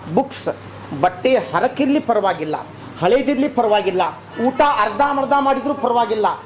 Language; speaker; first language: Kannada; native; Kannada